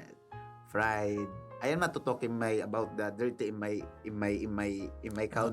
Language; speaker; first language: English; non-native, learner; Filipino